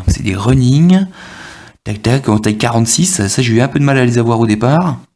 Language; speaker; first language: French; native; French